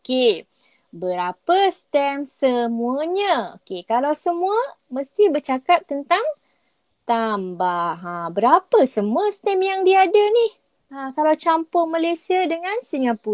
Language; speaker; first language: Malay; native; Malay